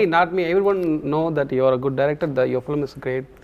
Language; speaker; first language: Telugu; non-native, local second language; Tamil